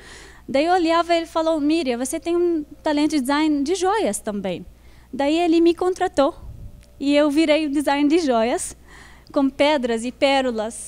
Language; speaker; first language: Portuguese; non-native, fluent; Arabic